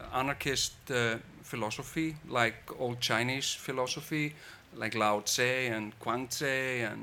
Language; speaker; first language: English; non-native, fluent; Icelandic